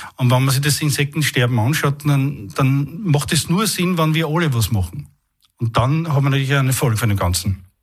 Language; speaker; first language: German; native; German